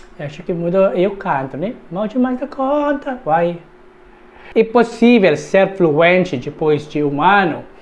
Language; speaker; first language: Portuguese; non-native, learner; Filipino